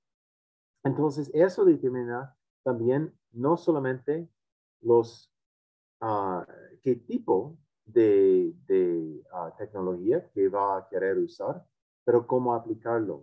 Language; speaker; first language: Spanish; non-native, fluent; English